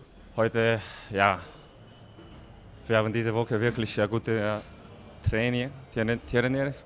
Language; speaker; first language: German; non-native, learner; Korean